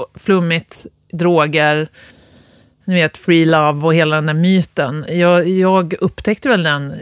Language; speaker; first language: Swedish; native; Swedish